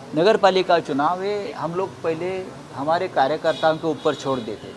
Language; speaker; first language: Hindi; non-native, local second language; Marathi